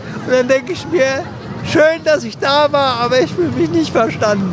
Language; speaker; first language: German; native; German